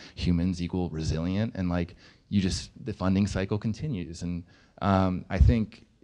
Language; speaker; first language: English; native; English